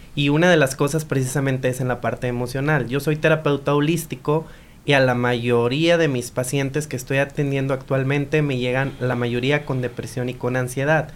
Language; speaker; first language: Spanish; native; Spanish